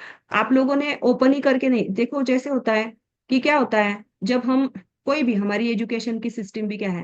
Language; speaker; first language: Hindi; native; Hindi